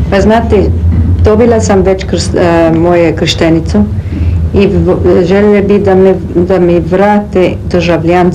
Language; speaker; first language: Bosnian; early bilingual, heritage; Bosnian